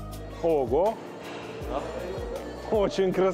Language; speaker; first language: Russian; non-native, learner; Serbian